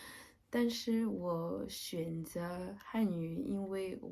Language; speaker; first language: Chinese; non-native, learner; French